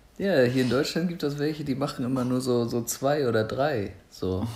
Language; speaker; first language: German; native; German